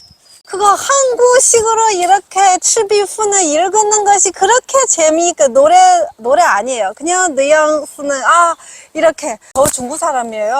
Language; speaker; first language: Korean; non-native, fluent; Chinese